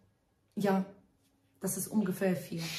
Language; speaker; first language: German; non-native, learner; Russian